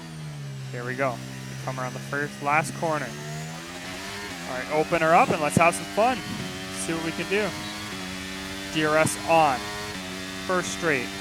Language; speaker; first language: English; native; English